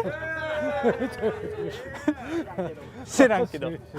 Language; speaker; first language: Japanese; non-native, learner; English